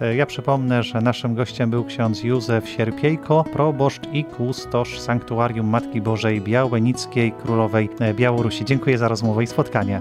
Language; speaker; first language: Polish; native; Polish